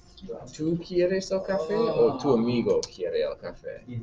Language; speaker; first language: Spanish; non-native, fluent; English